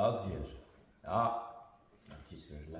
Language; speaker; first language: Latvian; non-native, learner; French